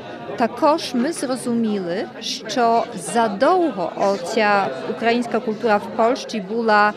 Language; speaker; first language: Polish; non-native, learner; Ukrainian